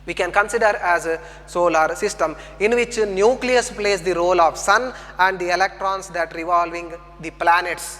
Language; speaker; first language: English; non-native, local second language; Kannada